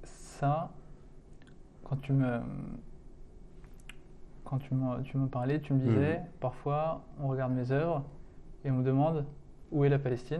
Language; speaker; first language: French; native; French